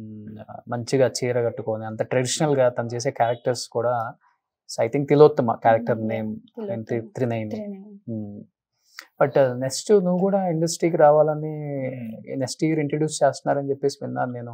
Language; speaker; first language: Telugu; native; Telugu